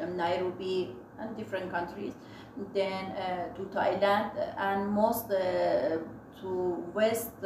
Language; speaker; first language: English; non-native, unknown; Persian